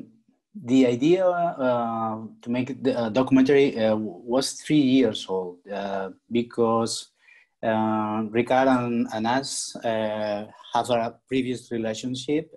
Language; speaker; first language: English; non-native, learner; Spanish